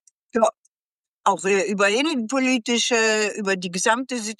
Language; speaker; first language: German; native; German